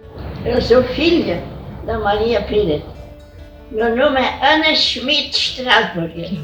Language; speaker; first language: Portuguese; non-native, local second language; German